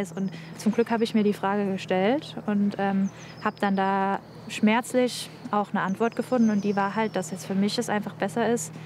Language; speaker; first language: German; native; German